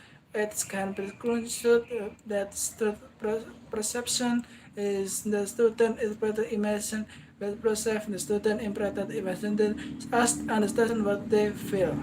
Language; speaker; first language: English; non-native, learner; Indonesian